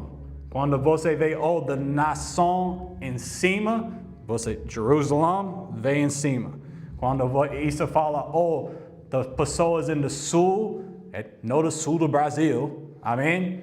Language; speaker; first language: Portuguese; non-native, learner; English